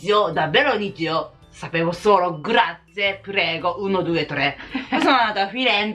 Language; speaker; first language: Italian; non-native, learner; Japanese